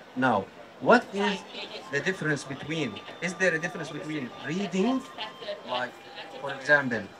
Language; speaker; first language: English; non-native, fluent; Arabic